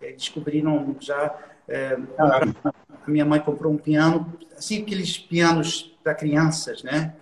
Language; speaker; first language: Portuguese; non-native, fluent; German